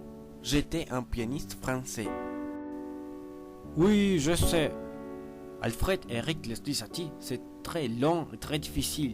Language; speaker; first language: French; non-native, learner; Spanish